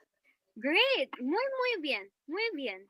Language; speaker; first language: Spanish; non-native, fluent; English